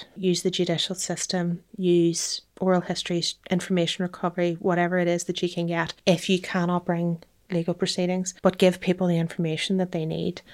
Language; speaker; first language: English; native; English